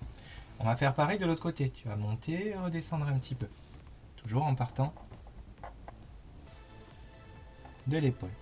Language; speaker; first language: French; native; French